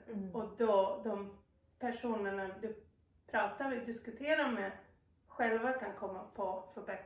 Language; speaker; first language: Swedish; non-native, fluent; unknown